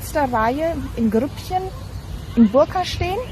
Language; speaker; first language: German; native; German